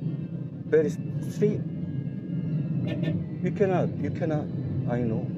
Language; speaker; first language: English; non-native, learner; Filipino